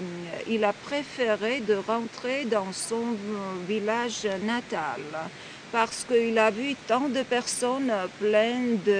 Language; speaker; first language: French; non-native, fluent; Georgian